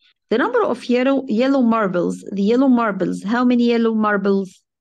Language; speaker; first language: English; non-native, fluent; Arabic